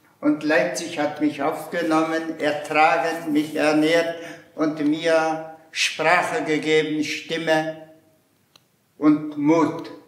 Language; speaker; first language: German; non-native, fluent; Tuvinian